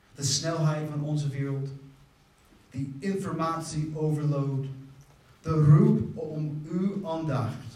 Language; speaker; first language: Dutch; non-native, fluent; English